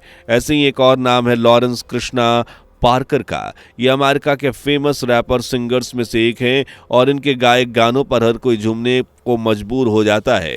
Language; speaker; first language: Hindi; native; Hindi